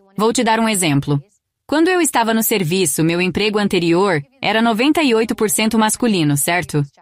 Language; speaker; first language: Portuguese; non-native, fluent; Greek